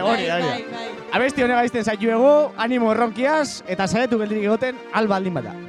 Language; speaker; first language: Basque; native; Basque